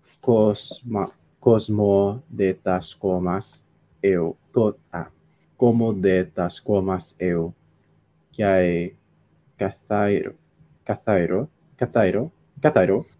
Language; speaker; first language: Greek; non-native, learner; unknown